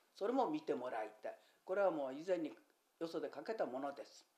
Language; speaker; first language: Japanese; native; Japanese